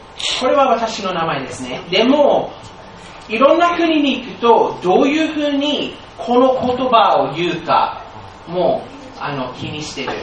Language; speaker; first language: Japanese; non-native, fluent; English